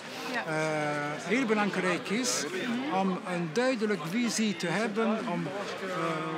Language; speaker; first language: Dutch; non-native, local second language; French